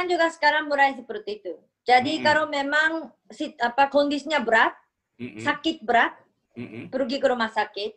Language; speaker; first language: Indonesian; non-native, fluent; Japanese